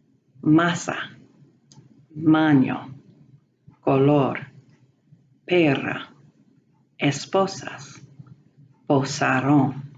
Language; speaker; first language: Spanish; non-native, fluent; English